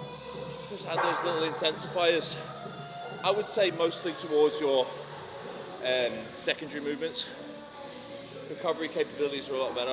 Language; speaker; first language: English; native; English